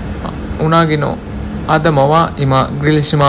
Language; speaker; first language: Japanese; non-native, learner; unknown